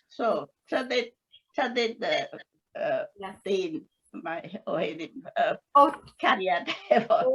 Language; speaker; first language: Welsh; non-native, learner; English